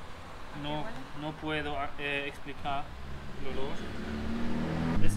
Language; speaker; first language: Spanish; non-native, learner; German